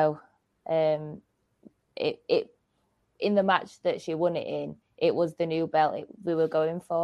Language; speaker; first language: English; native; English